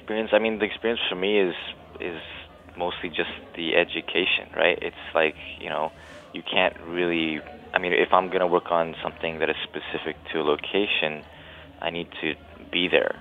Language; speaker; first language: English; non-native, local second language; Cantonese